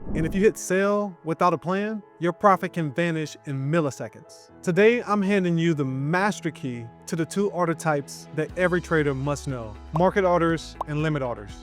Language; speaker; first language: English; native; English